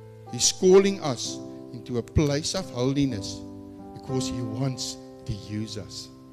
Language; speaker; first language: English; non-native, local second language; Afrikaans